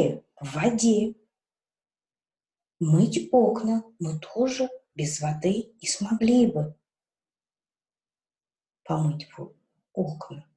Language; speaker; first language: Russian; non-native, local second language; Kazakh